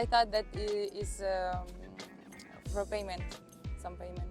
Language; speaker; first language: English; non-native, learner; Ukrainian